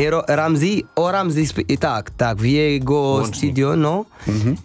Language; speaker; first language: Polish; non-native, learner; Arabic